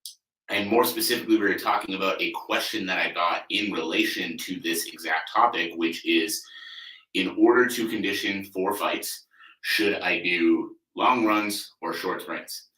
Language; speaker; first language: English; native; English